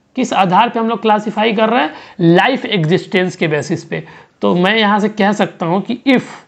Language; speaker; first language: Hindi; native; Hindi